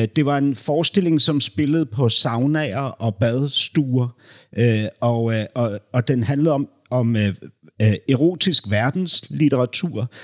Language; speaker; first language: Danish; native; Danish